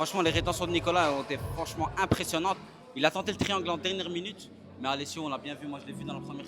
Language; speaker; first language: French; native; French